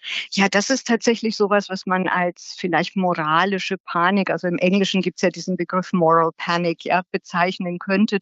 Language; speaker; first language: German; native; German